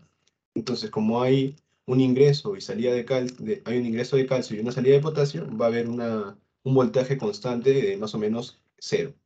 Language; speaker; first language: Spanish; native; Spanish